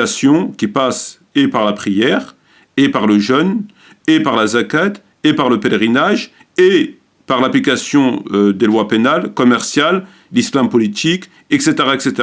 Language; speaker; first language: French; native; French